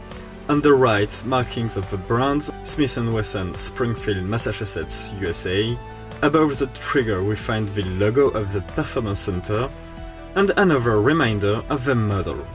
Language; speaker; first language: English; non-native, fluent; French